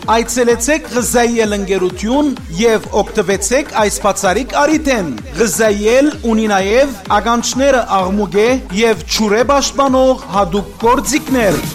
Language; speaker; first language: Armenian; native; Armenian